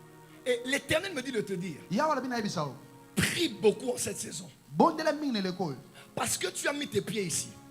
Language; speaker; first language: French; non-native, local second language; Lingala